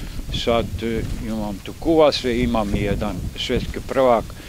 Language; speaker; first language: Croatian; non-native, local second language; Hungarian